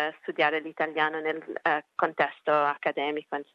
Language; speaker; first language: Italian; early bilingual, heritage; Italian